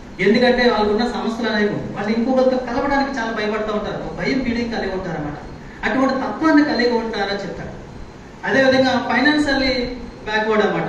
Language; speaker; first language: Telugu; non-native, local second language; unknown